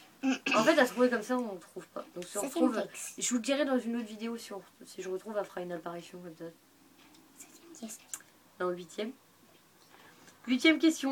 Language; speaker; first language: French; native; French